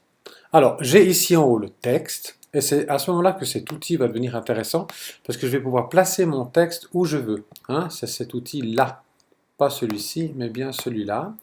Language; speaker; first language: French; native; French